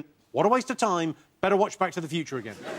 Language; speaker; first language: English; native; English